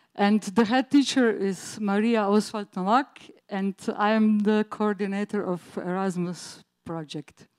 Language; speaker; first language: English; non-native, learner; Slovenian